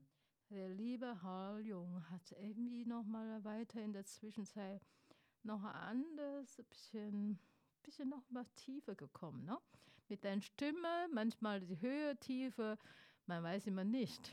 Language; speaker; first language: German; non-native, fluent; Chinese